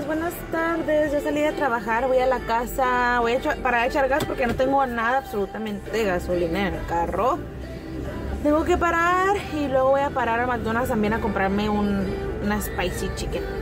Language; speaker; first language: Spanish; native; Spanish